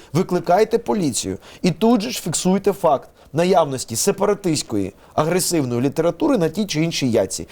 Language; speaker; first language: Ukrainian; non-native, local second language; Russian